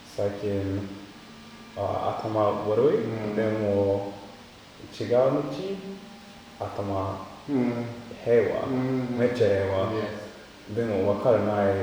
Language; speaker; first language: Japanese; non-native, learner; English